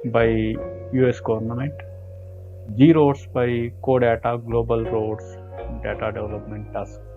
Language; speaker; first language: English; non-native, local second language; Kannada